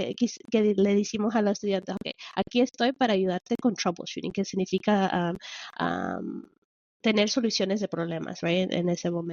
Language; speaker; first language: Spanish; early bilingual, heritage; Spanish